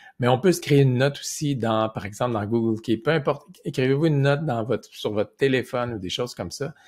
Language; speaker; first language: French; native; French